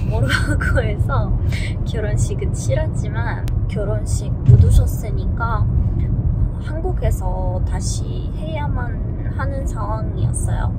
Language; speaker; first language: Korean; non-native, fluent; Arabic